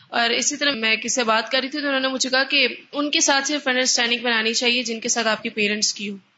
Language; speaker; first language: Urdu; native; Urdu